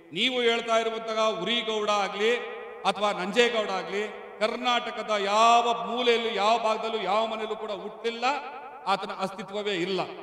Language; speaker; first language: Kannada; native; Kannada